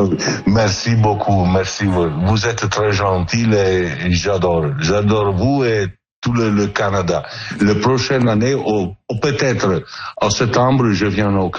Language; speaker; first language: French; non-native, learner; Italian